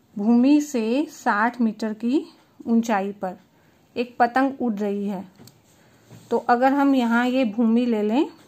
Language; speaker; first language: Hindi; native; Hindi